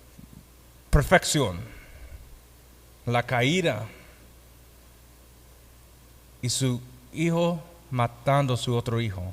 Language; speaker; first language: Spanish; non-native, fluent; English